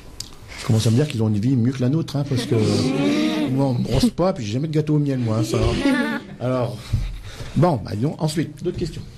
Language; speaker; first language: French; native; French